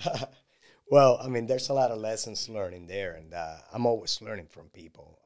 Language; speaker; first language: English; non-native, fluent; Spanish